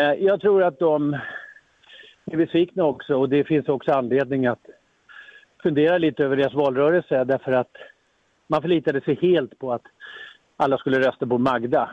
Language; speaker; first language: Swedish; native; Swedish